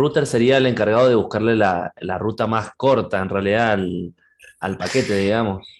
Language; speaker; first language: Spanish; native; Spanish